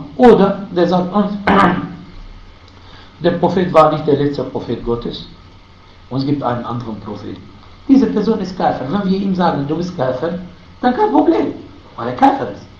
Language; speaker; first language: German; non-native, fluent; Arabic